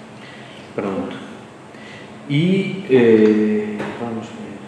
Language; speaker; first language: Portuguese; non-native, fluent; Spanish